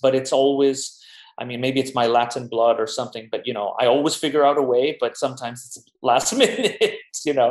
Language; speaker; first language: English; native; English